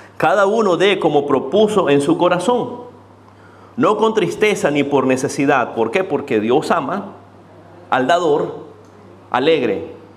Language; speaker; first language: Spanish; native; Spanish